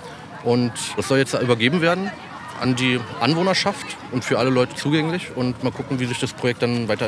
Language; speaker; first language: German; native; German